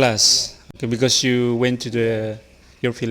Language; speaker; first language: English; non-native, learner; Indonesian